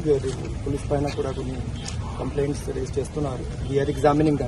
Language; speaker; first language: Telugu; non-native, local second language; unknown